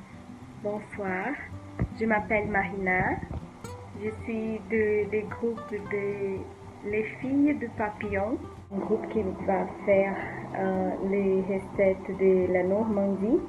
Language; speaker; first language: French; non-native, learner; Portuguese